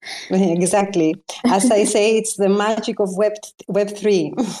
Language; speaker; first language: English; non-native, fluent; Greek